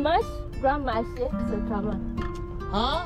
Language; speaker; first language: French; non-native, learner; English